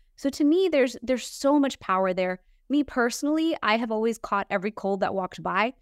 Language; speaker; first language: English; native; English